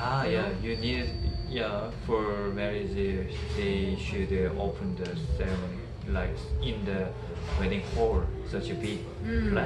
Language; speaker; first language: English; non-native, learner; Korean